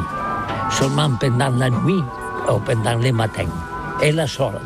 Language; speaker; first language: French; non-native, learner; Catalan